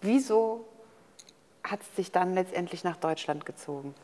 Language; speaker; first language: German; native; German